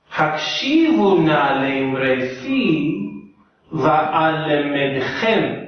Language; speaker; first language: Hebrew; non-native, learner; English